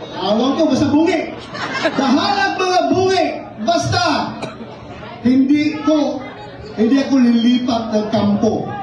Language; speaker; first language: Filipino; non-native, local second language; Cebuano